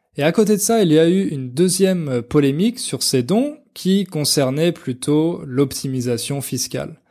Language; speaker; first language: French; native; French